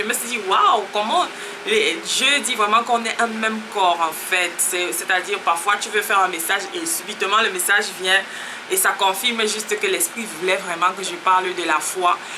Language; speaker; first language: French; native; French